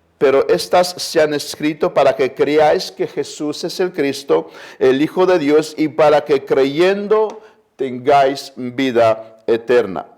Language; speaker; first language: Spanish; non-native, fluent; Romanian